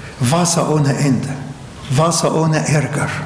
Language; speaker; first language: German; non-native, learner; Arabic